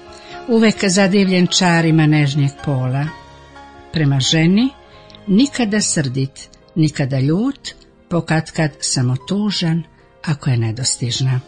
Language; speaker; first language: Serbian; native; Serbian